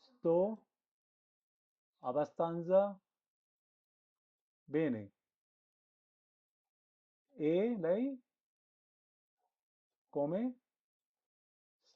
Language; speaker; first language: Italian; non-native, fluent; Hindi